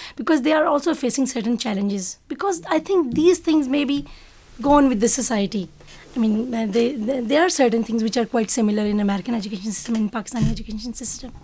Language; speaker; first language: English; non-native, local second language; Urdu